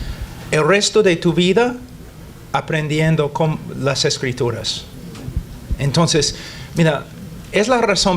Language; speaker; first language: Spanish; non-native, fluent; English